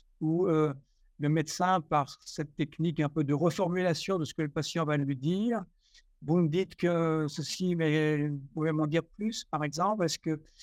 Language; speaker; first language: French; native; French